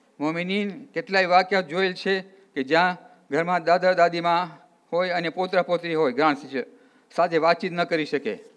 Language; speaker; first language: Gujarati; early bilingual, heritage; Gujarati